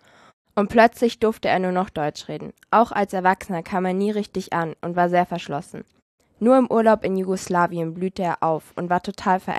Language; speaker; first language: German; native; German